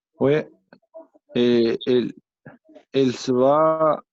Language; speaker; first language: French; non-native, learner; Albanian